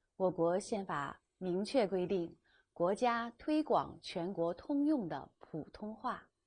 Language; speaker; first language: Chinese; native; Chinese